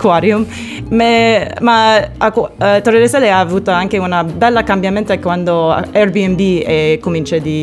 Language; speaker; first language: Italian; non-native, learner; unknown